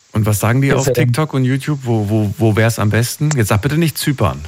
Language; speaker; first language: German; native; German